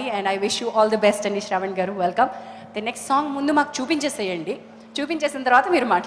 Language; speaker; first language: Telugu; native; Telugu